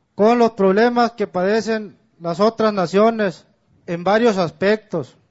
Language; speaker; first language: Spanish; native; Spanish